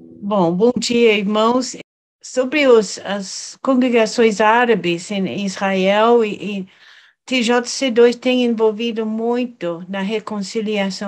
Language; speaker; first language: Portuguese; non-native, fluent; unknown